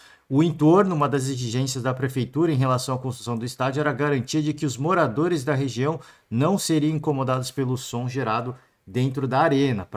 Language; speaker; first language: Portuguese; native; Portuguese